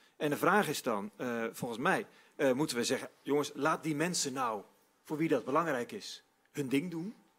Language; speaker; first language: Dutch; native; Dutch